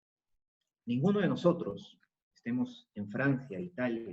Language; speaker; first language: Spanish; native; Spanish